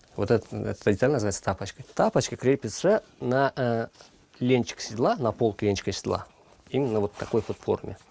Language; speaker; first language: Russian; non-native, local second language; Karachay-Balkar